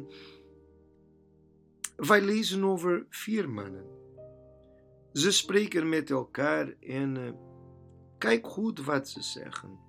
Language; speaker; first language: Dutch; non-native, learner; Portuguese